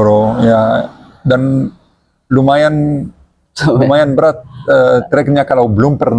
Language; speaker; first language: Indonesian; non-native, learner; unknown